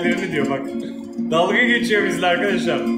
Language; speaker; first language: Turkish; native; Turkish